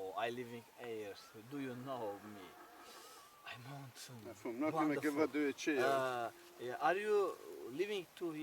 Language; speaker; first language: English; non-native, learner; Turkish